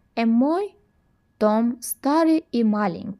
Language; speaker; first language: Russian; non-native, learner; Turkish